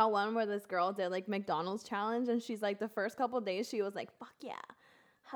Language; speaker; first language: English; early bilingual, other home language; Spanish